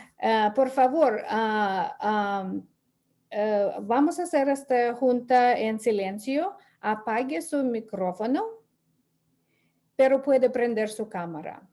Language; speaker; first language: Spanish; non-native, fluent; English